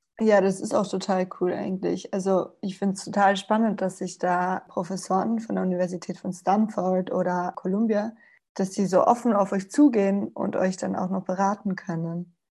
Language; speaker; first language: German; non-native, fluent; Spanish